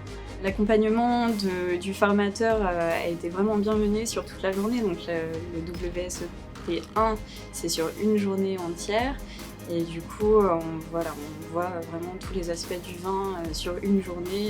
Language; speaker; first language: French; native; French